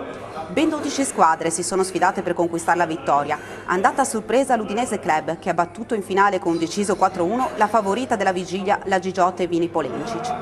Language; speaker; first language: Italian; native; Italian